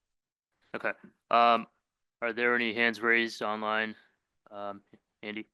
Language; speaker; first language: English; native; English